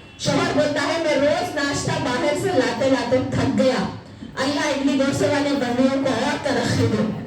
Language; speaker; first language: Urdu; native; Urdu